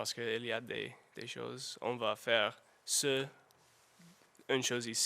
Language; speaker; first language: French; non-native, learner; English